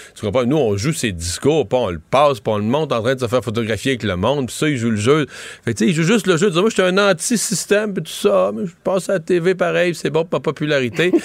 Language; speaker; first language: French; native; French